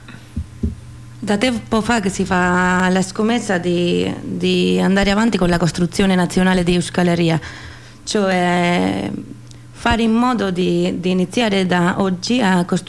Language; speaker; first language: Italian; non-native, fluent; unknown